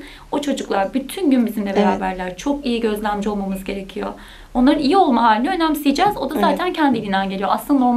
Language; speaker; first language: Turkish; native; Turkish